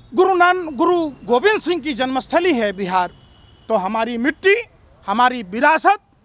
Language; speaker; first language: Hindi; native; Hindi